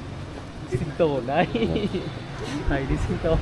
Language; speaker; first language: Vietnamese; native; Vietnamese